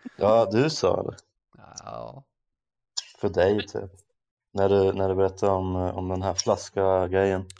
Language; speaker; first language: Swedish; non-native, fluent; German